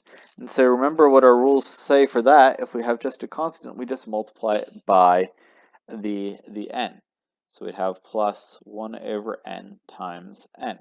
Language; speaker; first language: English; native; English